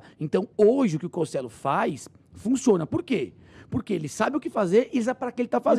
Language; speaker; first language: Portuguese; native; Portuguese